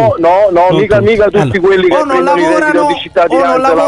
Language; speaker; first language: Italian; native; Italian